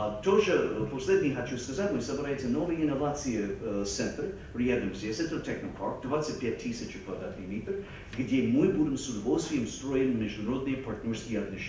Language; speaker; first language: Russian; non-native, fluent; English